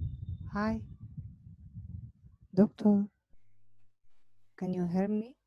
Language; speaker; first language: English; non-native, learner; Arabic